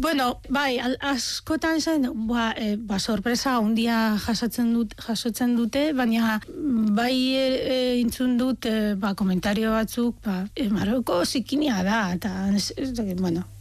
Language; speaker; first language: Basque; non-native, fluent; Arabic